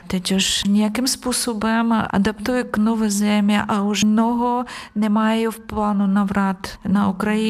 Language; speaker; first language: Czech; non-native, fluent; Ukrainian